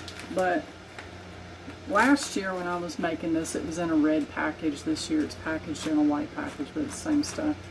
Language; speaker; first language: English; native; English